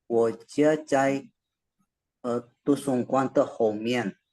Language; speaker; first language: Chinese; non-native, learner; Indonesian